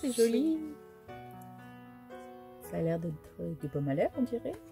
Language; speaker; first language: French; native; French